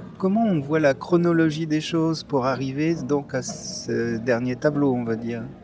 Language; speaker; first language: French; native; French